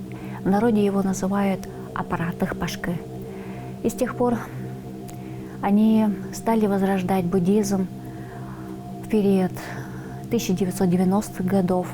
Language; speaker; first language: Russian; non-native, local second language; Tuvinian